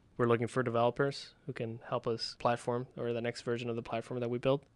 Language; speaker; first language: English; early bilingual, other home language; Spanish